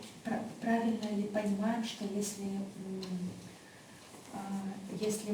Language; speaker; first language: Russian; native; Russian